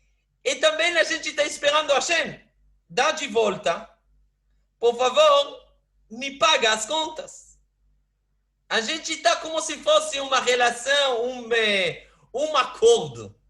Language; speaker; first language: Portuguese; non-native, fluent; Hebrew